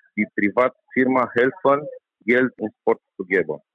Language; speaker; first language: German; non-native, learner; Romanian